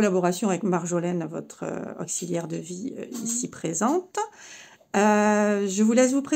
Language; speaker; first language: French; native; French